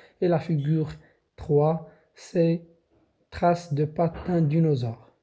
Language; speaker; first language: French; non-native, local second language; Arabic